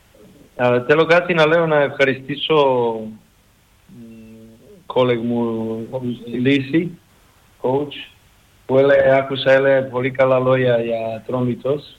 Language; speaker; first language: Greek; non-native, learner; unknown